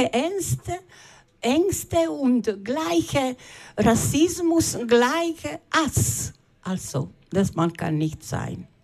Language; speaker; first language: German; non-native, learner; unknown